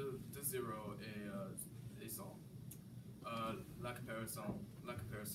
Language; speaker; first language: French; non-native, learner; English